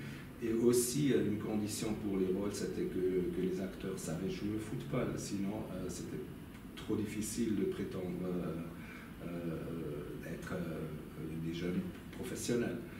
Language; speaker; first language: French; non-native, local second language; German